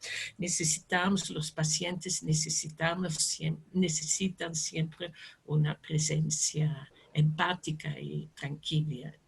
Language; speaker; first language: Spanish; non-native, fluent; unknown